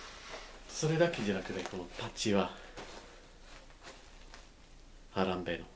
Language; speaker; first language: Japanese; non-native, learner; English